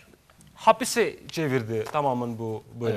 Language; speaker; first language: Turkish; non-native, fluent; Kashmiri